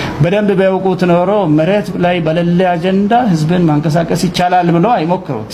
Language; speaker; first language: Amharic; non-native, local second language; Sidamo